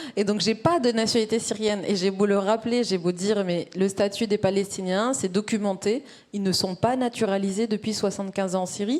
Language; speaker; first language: French; early bilingual, other home language; Arabic